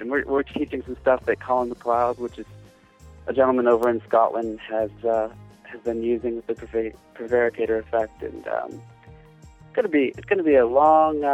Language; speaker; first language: English; native; English